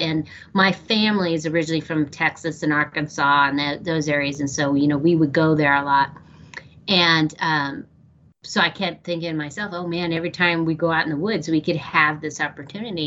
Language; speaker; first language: English; native; English